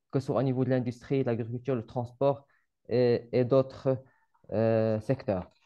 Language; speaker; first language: French; non-native, local second language; Arabic